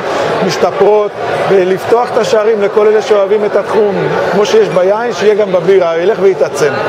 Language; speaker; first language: Hebrew; native; Hebrew